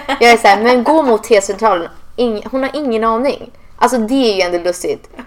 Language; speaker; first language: Swedish; early bilingual, heritage; Swedish